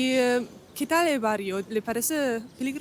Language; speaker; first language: Spanish; non-native, fluent; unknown